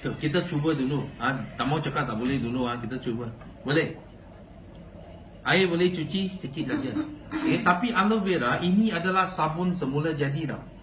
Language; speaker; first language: Malay; non-native, local second language; Chinese